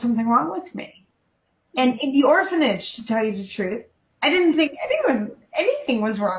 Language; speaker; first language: English; non-native, local second language; Dutch